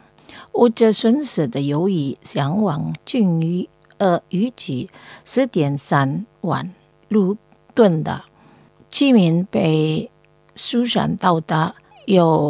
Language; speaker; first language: Chinese; non-native, fluent; Indonesian